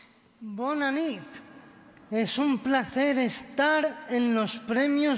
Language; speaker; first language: Catalan; native; Catalan